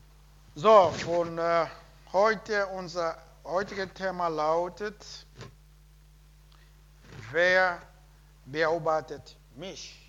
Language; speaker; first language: German; non-native, learner; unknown